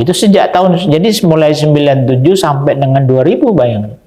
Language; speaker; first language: Malay; native; Malay